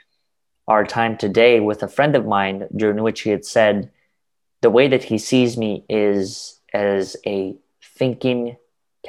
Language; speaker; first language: English; early bilingual, other home language; Russian